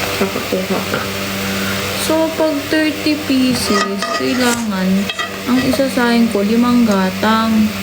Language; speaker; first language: Filipino; native; Filipino